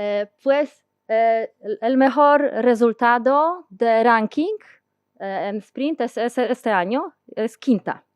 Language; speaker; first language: Spanish; non-native, learner; Polish